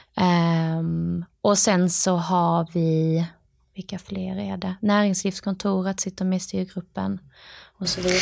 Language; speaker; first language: Swedish; native; Swedish